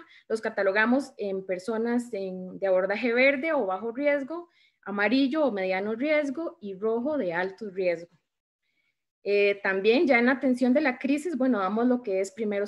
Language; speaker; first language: Spanish; native; Spanish